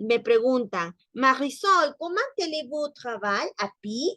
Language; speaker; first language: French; non-native, learner; Spanish